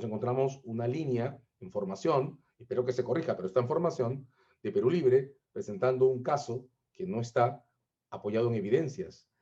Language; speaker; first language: Spanish; native; Spanish